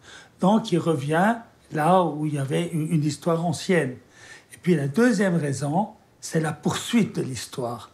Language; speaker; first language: French; native; French